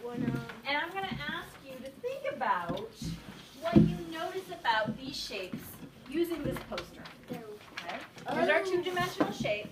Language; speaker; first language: English; native; English